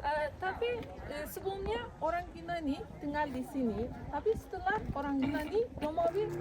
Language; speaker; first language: Indonesian; non-native, learner; Turkish